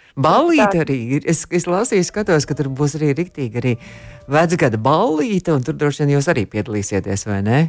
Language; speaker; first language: Latvian; native; Latvian